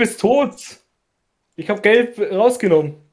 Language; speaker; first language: German; native; German